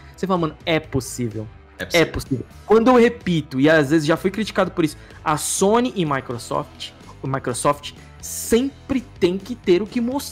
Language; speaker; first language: Portuguese; native; Portuguese